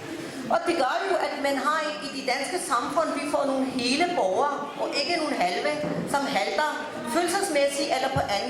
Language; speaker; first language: Danish; early bilingual, other home language; Urdu